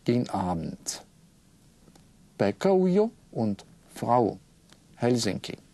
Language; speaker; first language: German; non-native, fluent; Russian